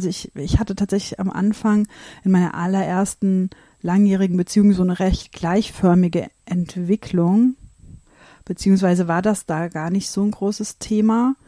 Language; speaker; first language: German; native; German